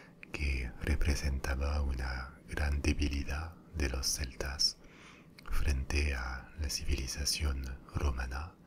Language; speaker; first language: Spanish; non-native, fluent; French